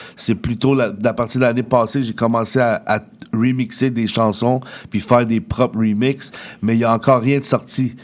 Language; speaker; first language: French; native; French